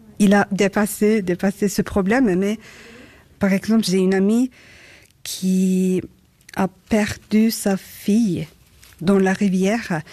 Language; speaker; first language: French; non-native, learner; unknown